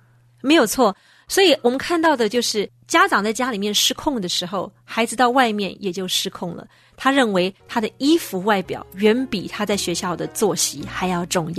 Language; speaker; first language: Chinese; native; Chinese